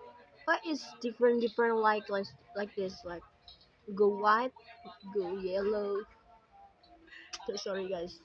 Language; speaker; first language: English; non-native, learner; Indonesian